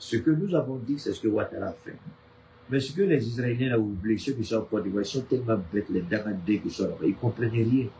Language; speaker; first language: French; native; French